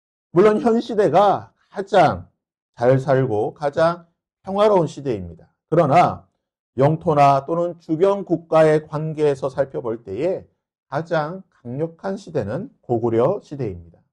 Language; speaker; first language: Korean; native; Korean